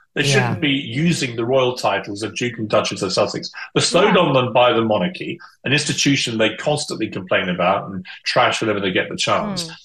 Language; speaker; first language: English; native; English